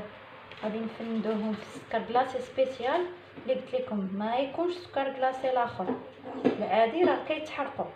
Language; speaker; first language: Arabic; native; Arabic